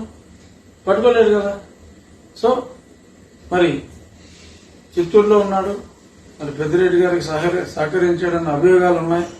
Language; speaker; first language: Telugu; native; Telugu